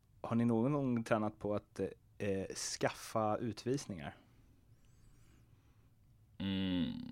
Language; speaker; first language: Swedish; native; Swedish